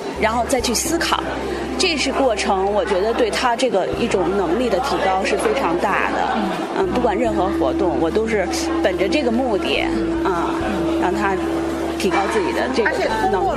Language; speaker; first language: Chinese; native; Chinese